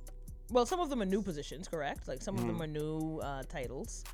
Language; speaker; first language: English; native; English